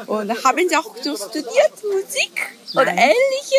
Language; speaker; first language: German; non-native, learner; Korean